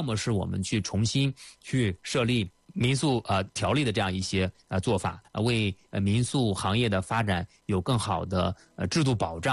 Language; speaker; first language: Chinese; native; Chinese